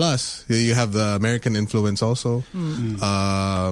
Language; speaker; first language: English; non-native, local second language; Filipino